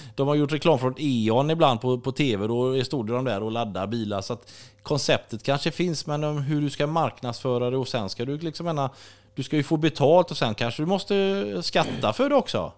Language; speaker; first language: Swedish; native; Swedish